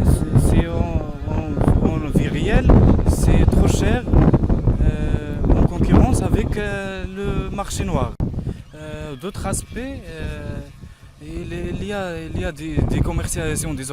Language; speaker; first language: French; non-native, learner; Arabic